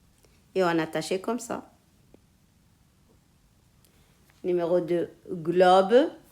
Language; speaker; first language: French; non-native, local second language; Arabic